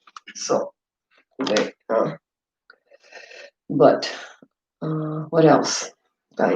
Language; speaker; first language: English; native; English